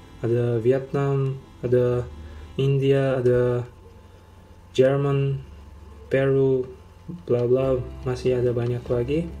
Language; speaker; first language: Indonesian; non-native, fluent; Turkmen